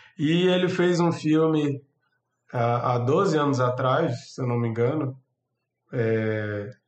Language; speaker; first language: Portuguese; native; Portuguese